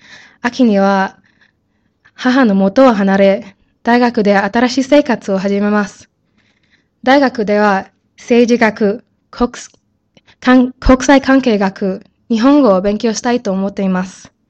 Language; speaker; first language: Japanese; non-native, learner; English